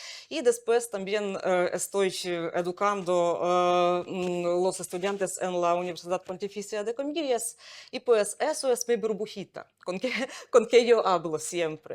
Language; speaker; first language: Spanish; non-native, fluent; Ukrainian